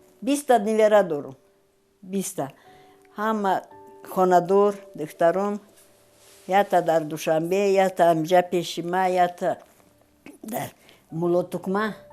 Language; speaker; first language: Tajik; non-native, fluent; Romanian